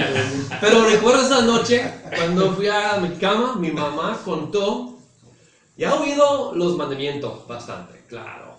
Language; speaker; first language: Spanish; non-native, fluent; English